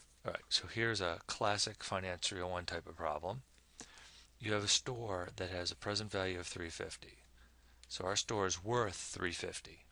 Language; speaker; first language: English; native; English